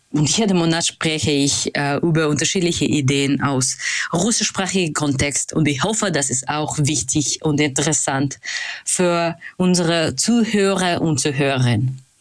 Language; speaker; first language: German; non-native, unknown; Russian